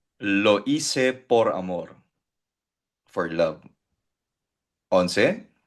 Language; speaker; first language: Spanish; non-native, fluent; Filipino